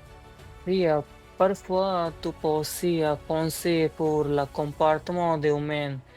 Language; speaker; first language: French; non-native, learner; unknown